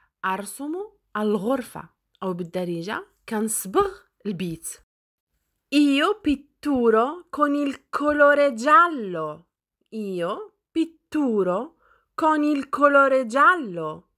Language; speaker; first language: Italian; non-native, fluent; Arabic